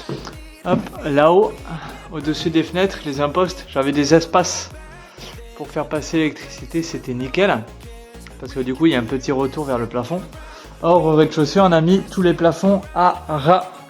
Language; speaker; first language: French; native; French